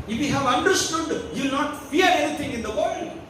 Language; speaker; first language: English; non-native, local second language; Kannada